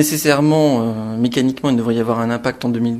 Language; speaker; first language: French; native; French